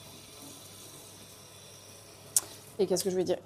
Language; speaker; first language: French; native; French